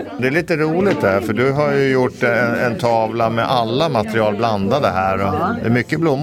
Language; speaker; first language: Swedish; native; Swedish